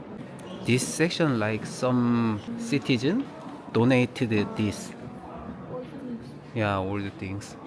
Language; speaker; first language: English; non-native, learner; Korean